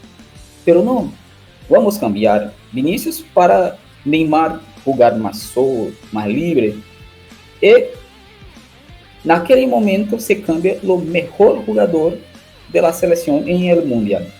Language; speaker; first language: Spanish; non-native, learner; Portuguese